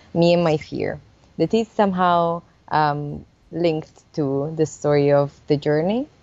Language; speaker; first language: English; non-native, fluent; Italian